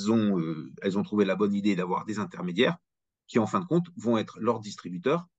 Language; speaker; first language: French; native; French